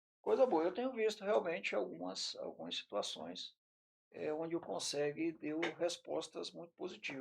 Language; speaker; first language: Portuguese; native; Portuguese